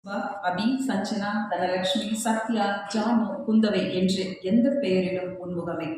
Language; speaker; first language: Tamil; native; Tamil